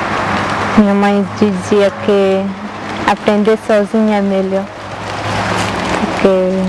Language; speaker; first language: Portuguese; non-native, local second language; Guarani